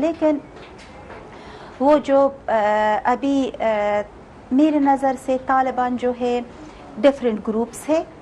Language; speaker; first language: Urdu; non-native, learner; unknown